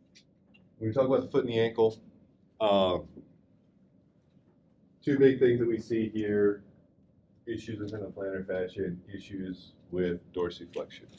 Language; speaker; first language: English; native; English